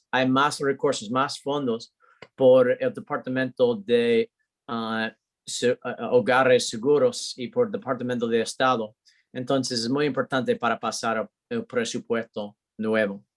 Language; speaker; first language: Spanish; non-native, learner; English